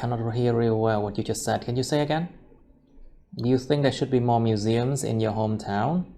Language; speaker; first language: English; non-native, fluent; Vietnamese